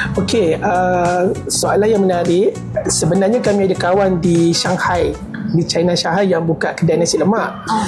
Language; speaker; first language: Malay; native; Malay